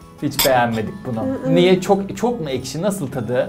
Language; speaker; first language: Turkish; native; Turkish